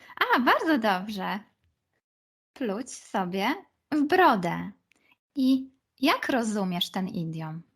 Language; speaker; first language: Polish; native; Polish